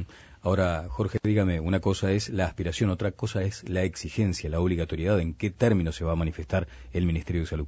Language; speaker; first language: Spanish; native; Spanish